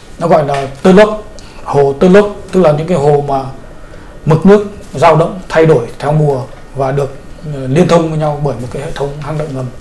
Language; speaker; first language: Vietnamese; native; Vietnamese